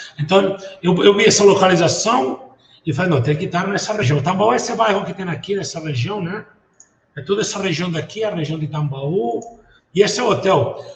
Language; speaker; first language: Portuguese; non-native, fluent; Spanish